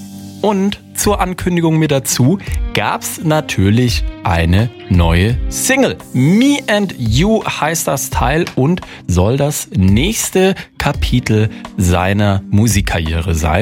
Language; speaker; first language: German; native; German